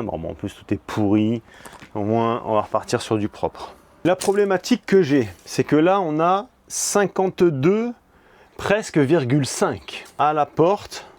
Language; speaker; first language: French; native; French